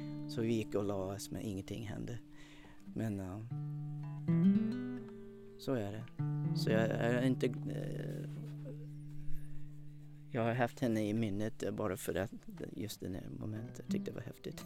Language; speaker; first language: Swedish; non-native, fluent; English